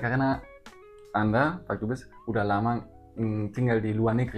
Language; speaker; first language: Indonesian; non-native, learner; German